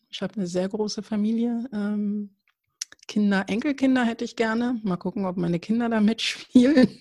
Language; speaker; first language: German; early bilingual, other home language; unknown